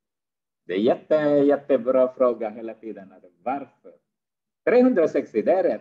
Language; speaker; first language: Swedish; non-native, fluent; Arabic